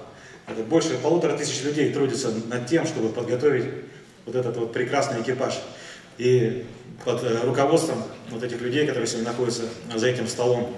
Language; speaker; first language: Russian; native; Russian